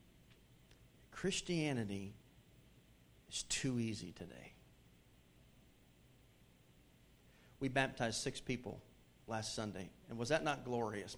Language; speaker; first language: English; native; English